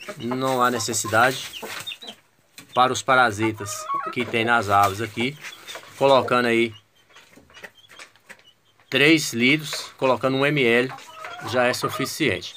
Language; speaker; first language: Portuguese; native; Portuguese